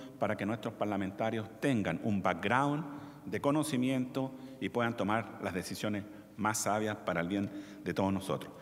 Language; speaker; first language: Spanish; native; Spanish